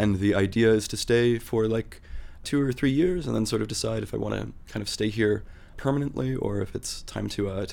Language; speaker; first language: English; native; English